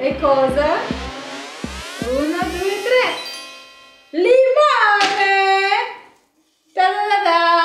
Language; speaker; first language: Italian; non-native, fluent; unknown